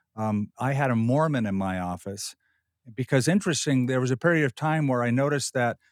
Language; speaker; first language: English; native; English